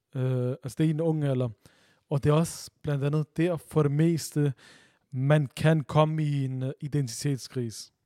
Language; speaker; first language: Danish; early bilingual, other home language; Urdu